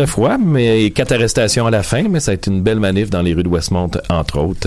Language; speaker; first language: French; native; French